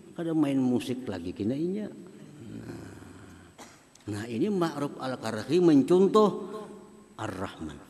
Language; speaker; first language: Indonesian; non-native, local second language; Banjar